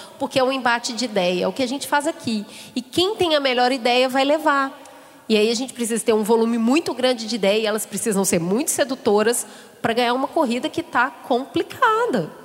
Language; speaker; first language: Portuguese; native; Portuguese